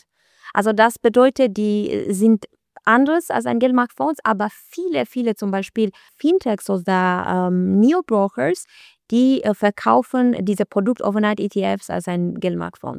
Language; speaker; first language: German; non-native, learner; Albanian